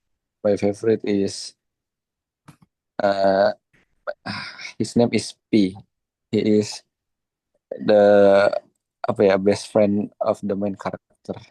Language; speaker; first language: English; non-native, learner; Indonesian